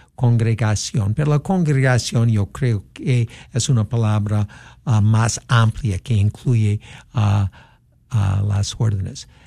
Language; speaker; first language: Spanish; non-native, fluent; English